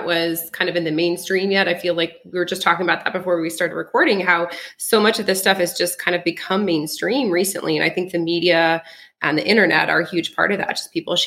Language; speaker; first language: English; early bilingual, other home language; French